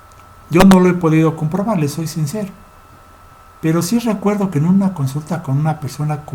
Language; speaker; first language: Spanish; native; Spanish